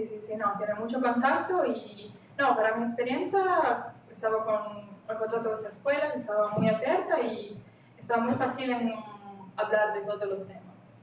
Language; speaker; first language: Spanish; non-native, learner; Italian